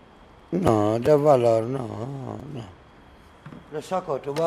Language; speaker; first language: Spanish; non-native, learner; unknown